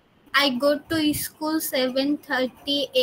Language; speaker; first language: English; non-native, learner; Bangla